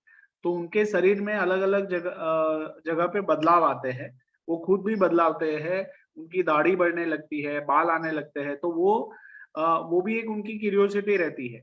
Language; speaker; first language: Hindi; native; Hindi